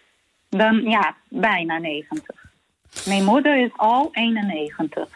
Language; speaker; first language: Dutch; non-native, learner; Portuguese